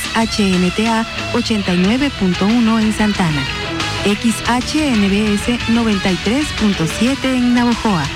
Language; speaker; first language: Spanish; native; Spanish